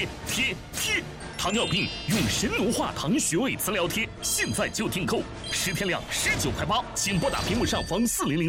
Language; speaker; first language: Chinese; native; Chinese